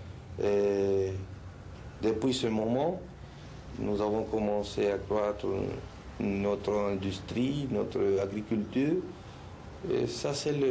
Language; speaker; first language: French; non-native, fluent; Spanish